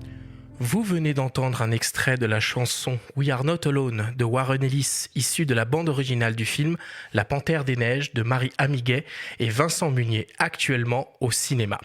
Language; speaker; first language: French; native; French